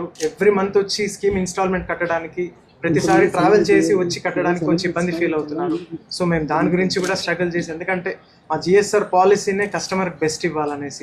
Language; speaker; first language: Telugu; native; Telugu